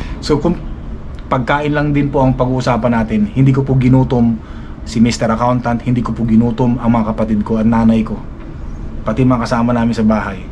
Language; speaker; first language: Filipino; native; Filipino